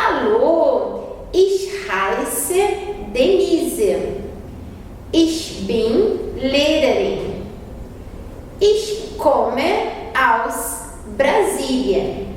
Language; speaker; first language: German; non-native, fluent; Portuguese